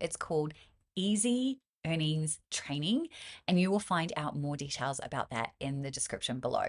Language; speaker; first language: English; native; English